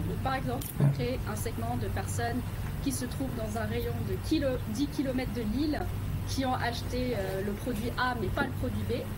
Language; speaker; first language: French; non-native, fluent; Vietnamese